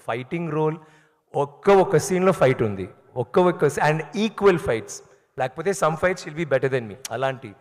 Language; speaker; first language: Telugu; non-native, learner; Tamil